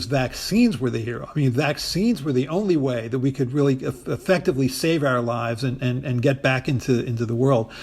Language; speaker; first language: English; native; English